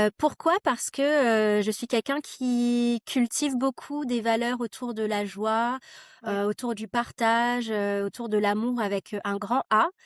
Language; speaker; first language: French; non-native, local second language; Malagasy